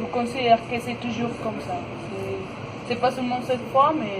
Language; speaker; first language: French; non-native, learner; Spanish